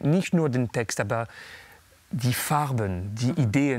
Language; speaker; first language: German; non-native, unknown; French